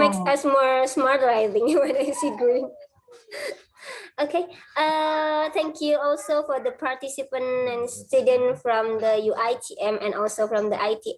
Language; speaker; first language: English; non-native, fluent; Indonesian